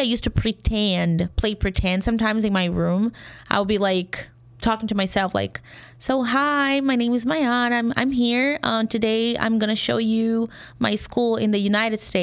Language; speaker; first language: English; non-native, fluent; Portuguese